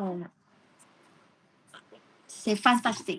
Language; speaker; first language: French; non-native, learner; Vietnamese